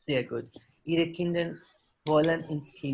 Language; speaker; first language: German; non-native, fluent; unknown